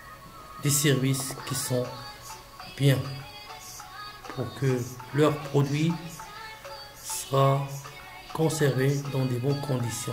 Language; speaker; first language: French; non-native, local second language; Arabic